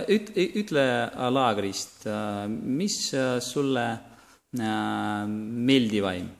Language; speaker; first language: Estonian; non-native, local second language; Russian